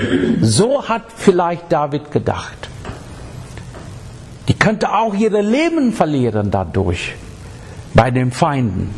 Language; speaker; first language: German; non-native, learner; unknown